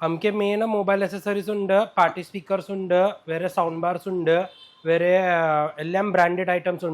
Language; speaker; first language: Malayalam; non-native, fluent; Hindi